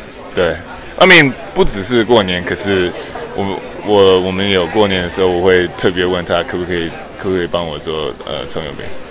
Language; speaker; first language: Chinese; early bilingual, heritage; English